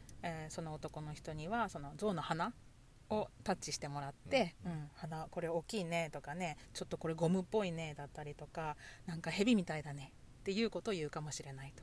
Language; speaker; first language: Japanese; native; Japanese